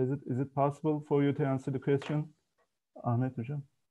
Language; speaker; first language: English; non-native, fluent; Turkish